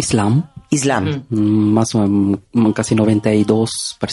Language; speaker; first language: Spanish; non-native, learner; Bangla